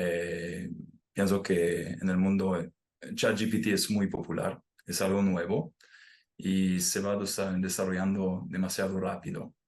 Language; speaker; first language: Spanish; non-native, fluent; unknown